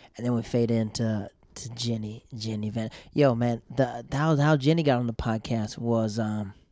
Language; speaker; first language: English; native; English